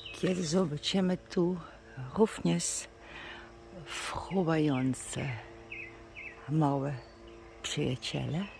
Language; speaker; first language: Polish; non-native, learner; Dutch